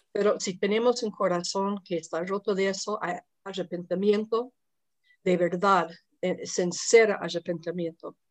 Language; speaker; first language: Spanish; non-native, fluent; English